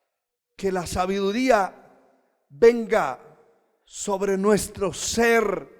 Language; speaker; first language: Spanish; native; Spanish